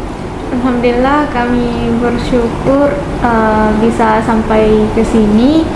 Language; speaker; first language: Indonesian; non-native, fluent; Malay